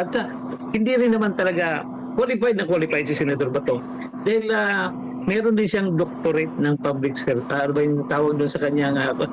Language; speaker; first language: Filipino; non-native, local second language; Cebuano